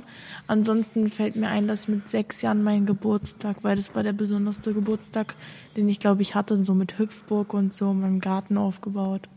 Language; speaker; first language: German; native; German